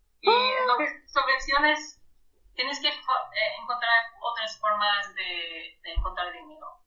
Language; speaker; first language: Spanish; non-native, fluent; German